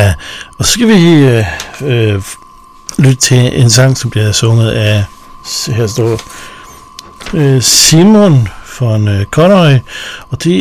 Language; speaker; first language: Danish; native; Danish